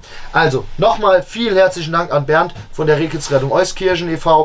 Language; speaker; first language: German; native; German